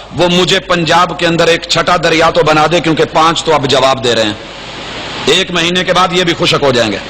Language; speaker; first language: Urdu; non-native, local second language; Punjabi